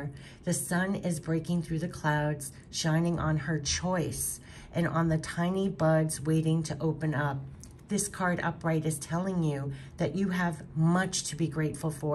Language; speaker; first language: English; native; English